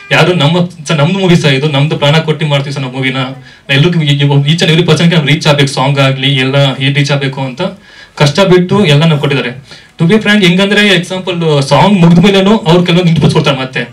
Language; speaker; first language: Kannada; non-native, local second language; Telugu